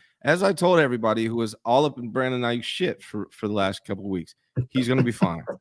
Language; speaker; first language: English; native; English